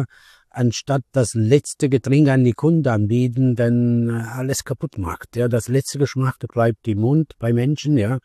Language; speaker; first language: German; non-native, learner; Italian